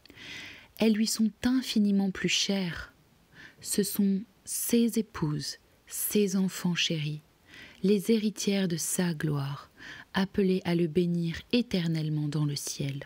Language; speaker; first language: French; native; French